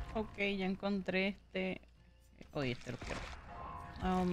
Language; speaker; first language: Spanish; native; Spanish